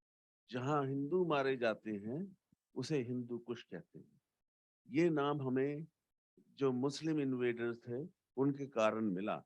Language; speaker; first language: Hindi; native; Hindi